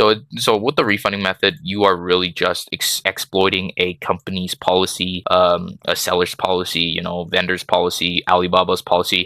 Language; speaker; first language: English; native; English